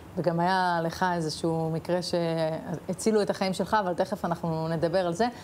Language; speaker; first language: Hebrew; native; Hebrew